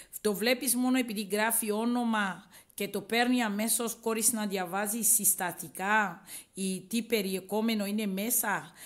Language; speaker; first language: Greek; non-native, learner; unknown